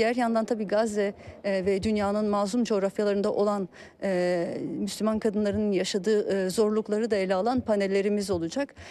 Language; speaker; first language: Turkish; early bilingual, heritage; Turkish